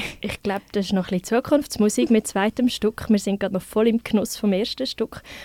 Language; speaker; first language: German; native; German